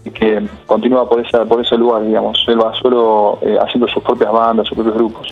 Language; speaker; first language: Spanish; native; Spanish